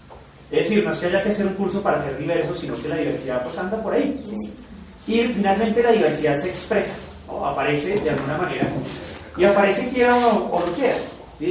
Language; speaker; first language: Spanish; native; Spanish